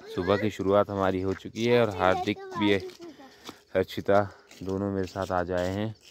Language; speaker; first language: Hindi; native; Hindi